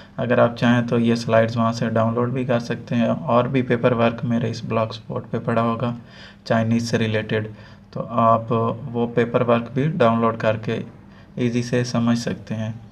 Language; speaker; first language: Urdu; non-native, local second language; Punjabi